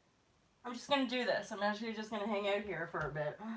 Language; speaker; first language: English; native; English